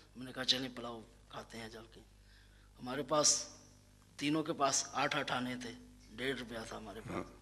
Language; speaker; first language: Urdu; non-native, local second language; Punjabi